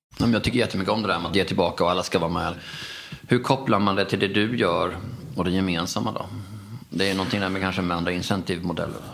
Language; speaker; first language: Swedish; native; Swedish